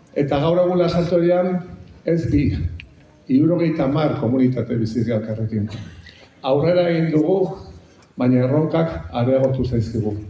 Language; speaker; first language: Basque; non-native, local second language; Spanish